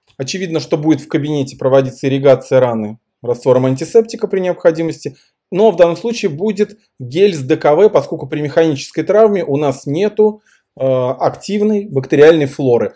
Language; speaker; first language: Russian; native; Russian